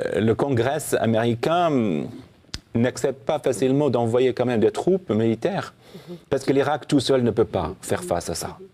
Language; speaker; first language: French; non-native, fluent; Assyrian Neo-Aramaic